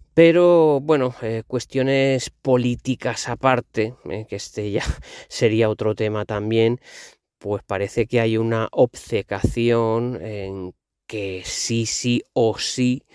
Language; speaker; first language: Spanish; non-native, local second language; Catalan